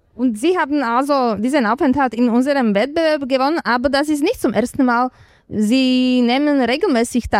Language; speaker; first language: German; native; German